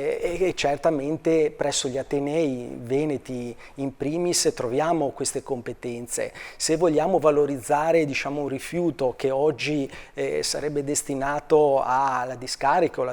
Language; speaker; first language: Italian; native; Italian